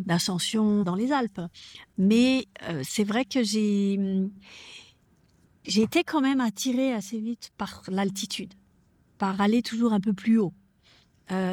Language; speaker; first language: French; native; French